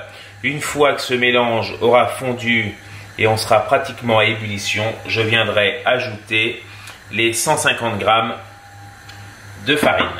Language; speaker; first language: French; native; French